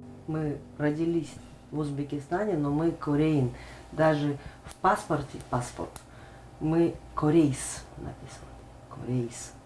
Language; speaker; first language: Russian; non-native, local second language; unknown